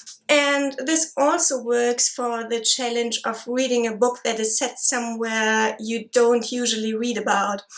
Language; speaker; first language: English; non-native, fluent; German